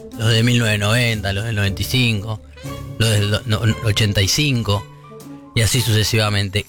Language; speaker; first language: Spanish; native; Spanish